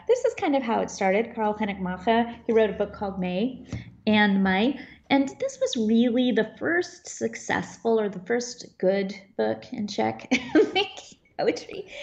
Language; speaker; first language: English; early bilingual, other home language; Czech